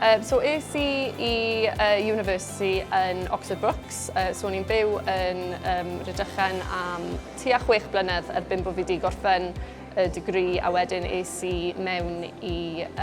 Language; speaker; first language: Welsh; native; Welsh